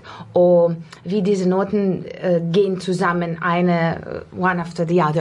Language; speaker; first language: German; non-native, fluent; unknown